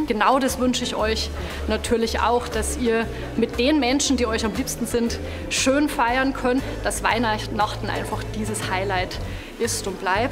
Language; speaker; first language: German; native; German